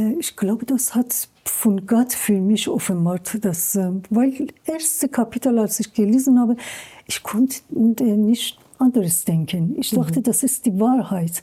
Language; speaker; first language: German; non-native, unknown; Persian